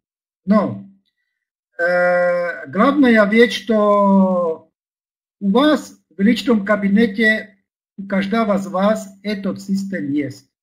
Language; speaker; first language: Russian; non-native, learner; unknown